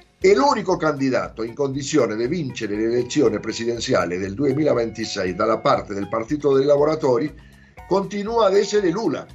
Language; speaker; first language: Italian; non-native, fluent; Portuguese